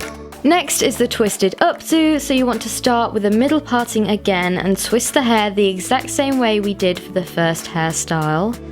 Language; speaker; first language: English; native; English